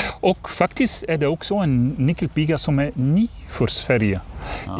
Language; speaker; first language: Swedish; non-native, learner; Dutch